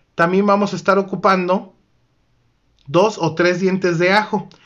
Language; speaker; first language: Spanish; native; Spanish